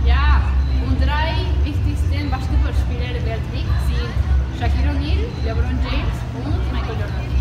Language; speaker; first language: German; non-native, learner; Spanish